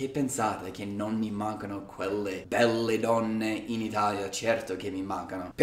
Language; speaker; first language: Italian; non-native, fluent; English